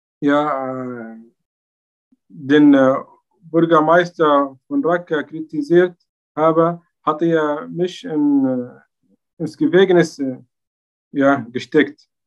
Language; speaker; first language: German; non-native, learner; Arabic